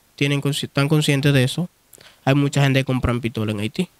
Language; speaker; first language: Spanish; non-native, fluent; Haitian Creole